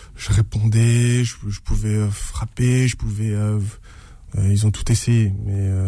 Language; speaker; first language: French; native; French